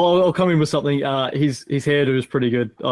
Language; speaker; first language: English; native; English